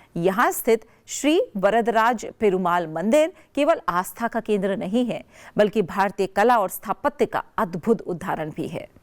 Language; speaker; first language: Hindi; native; Hindi